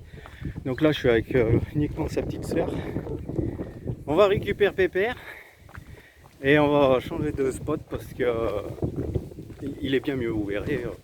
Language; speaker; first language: French; native; French